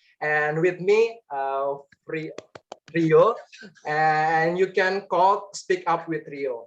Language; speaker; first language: English; non-native, learner; Indonesian